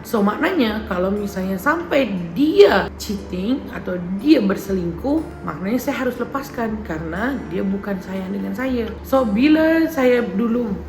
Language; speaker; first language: Malay; early bilingual, other home language; Indonesian